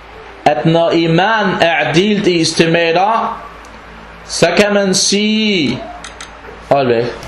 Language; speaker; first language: Danish; early bilingual, other home language; Arabic